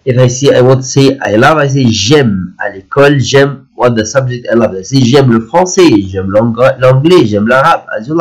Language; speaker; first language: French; non-native, fluent; Arabic